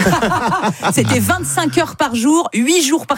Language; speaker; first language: French; native; French